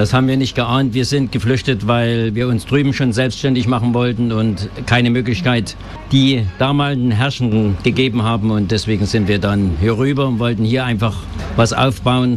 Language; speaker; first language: German; native; German